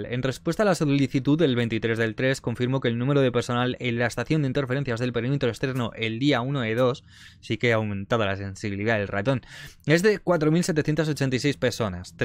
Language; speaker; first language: Spanish; native; Spanish